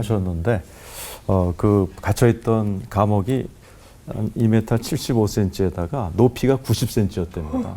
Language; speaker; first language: Korean; native; Korean